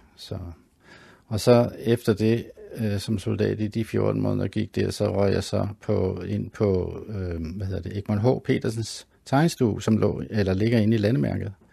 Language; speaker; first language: Danish; native; Danish